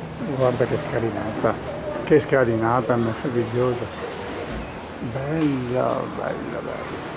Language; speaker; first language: Italian; native; Italian